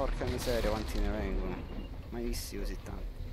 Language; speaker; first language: Italian; native; Italian